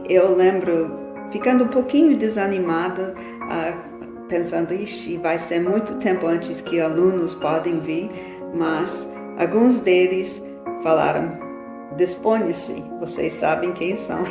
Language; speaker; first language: Portuguese; non-native, fluent; English